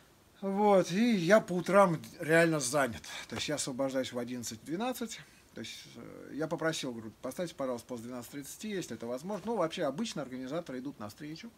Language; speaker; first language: Russian; native; Russian